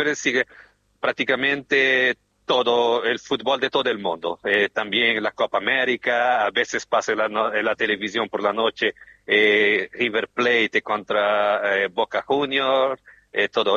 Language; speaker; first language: Spanish; non-native, fluent; Portuguese